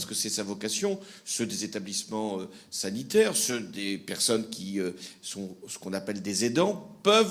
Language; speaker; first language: French; native; French